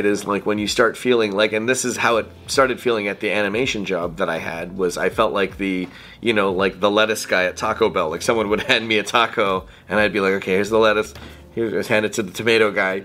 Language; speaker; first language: English; native; English